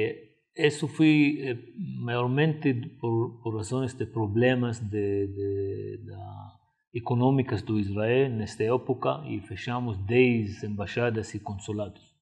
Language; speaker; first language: Portuguese; non-native, fluent; Arabic